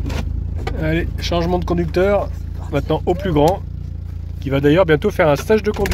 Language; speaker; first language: French; native; French